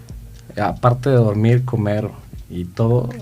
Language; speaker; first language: Spanish; native; Spanish